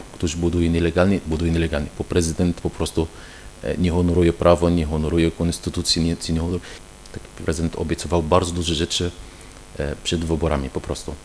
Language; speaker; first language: Polish; non-native, fluent; Arabic